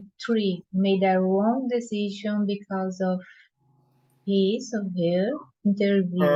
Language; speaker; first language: English; non-native, learner; Portuguese